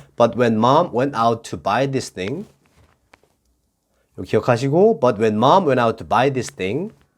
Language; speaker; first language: English; non-native, fluent; Korean